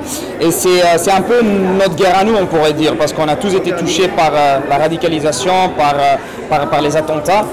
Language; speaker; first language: French; non-native, local second language; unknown